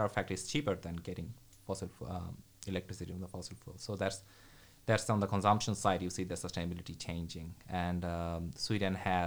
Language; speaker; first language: English; non-native, local second language; Bangla